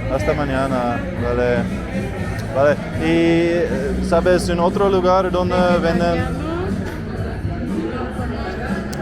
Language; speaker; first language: Spanish; non-native, learner; Dutch